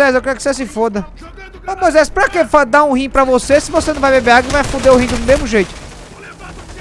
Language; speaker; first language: Portuguese; native; Portuguese